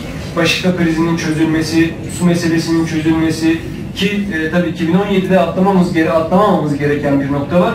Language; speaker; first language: Turkish; native; Turkish